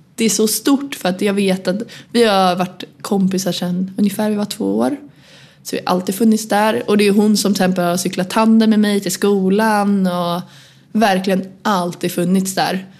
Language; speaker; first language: Swedish; native; Swedish